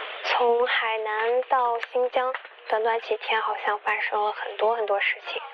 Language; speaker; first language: Chinese; native; Chinese